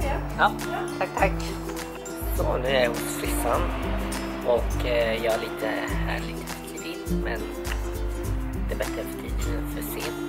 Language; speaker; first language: Swedish; non-native, fluent; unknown